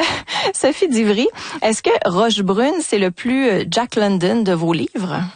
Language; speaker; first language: French; native; French